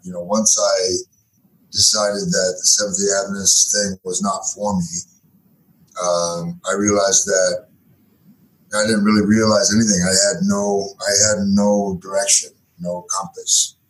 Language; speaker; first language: English; native; English